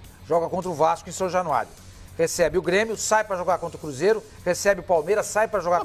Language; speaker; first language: Portuguese; native; Portuguese